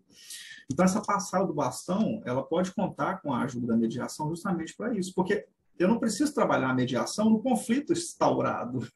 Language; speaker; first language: Portuguese; native; Portuguese